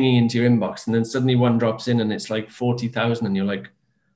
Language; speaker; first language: English; native; English